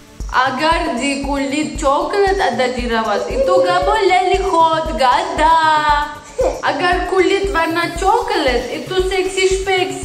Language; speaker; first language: Indonesian; non-native, learner; Russian